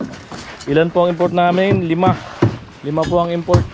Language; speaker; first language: Filipino; native; Filipino